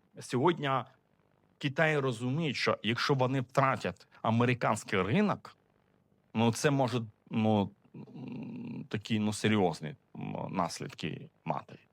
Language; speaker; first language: Ukrainian; non-native, fluent; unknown